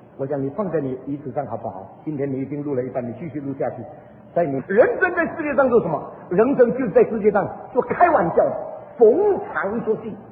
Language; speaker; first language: Chinese; early bilingual, heritage; Chinese